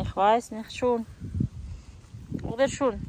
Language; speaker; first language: German; non-native, learner; Persian